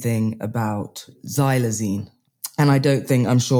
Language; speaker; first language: English; native; English